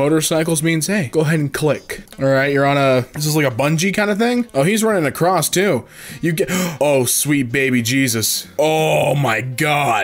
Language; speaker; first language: English; native; English